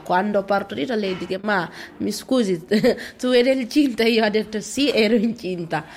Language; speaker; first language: Italian; non-native, learner; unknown